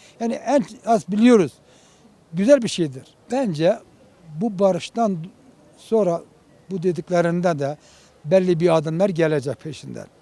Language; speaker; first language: Turkish; non-native, local second language; Kurdish